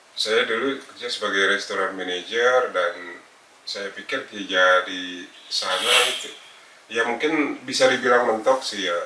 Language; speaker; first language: Indonesian; native; Indonesian